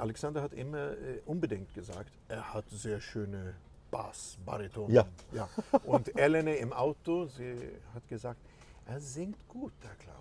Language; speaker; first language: German; non-native, fluent; Swedish